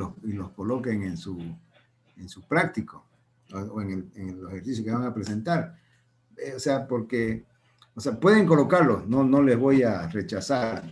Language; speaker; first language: Spanish; native; Spanish